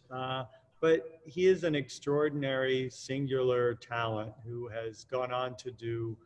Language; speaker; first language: English; native; English